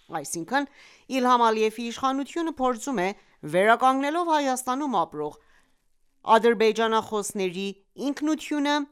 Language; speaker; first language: Armenian; early bilingual, heritage; Armenian